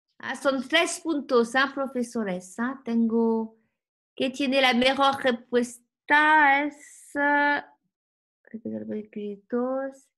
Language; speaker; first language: Spanish; non-native, learner; French